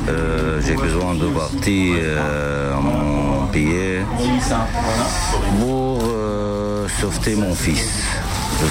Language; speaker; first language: French; non-native, learner; Arabic